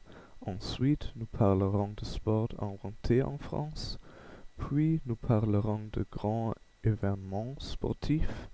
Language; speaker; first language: French; non-native, learner; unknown